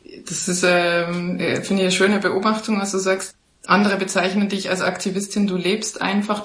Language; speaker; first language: German; native; German